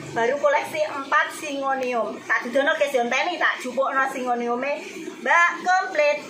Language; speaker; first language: Indonesian; non-native, local second language; Javanese